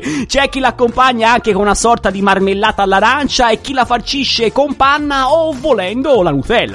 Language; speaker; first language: Italian; native; Italian